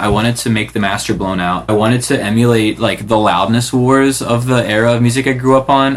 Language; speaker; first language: English; native; English